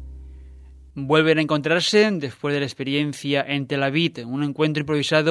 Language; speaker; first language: Spanish; native; Spanish